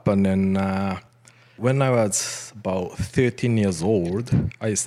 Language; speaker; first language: English; non-native, fluent; Japanese